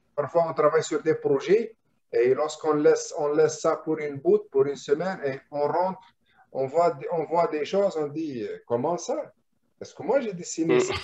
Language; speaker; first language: French; non-native, local second language; Arabic